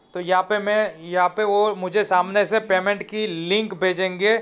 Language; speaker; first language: Hindi; non-native, local second language; Gujarati